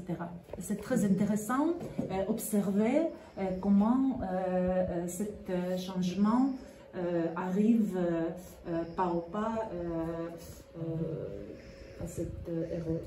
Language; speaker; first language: French; non-native, learner; Russian